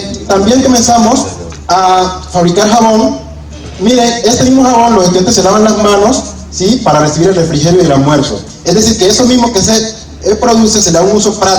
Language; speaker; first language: Spanish; native; Spanish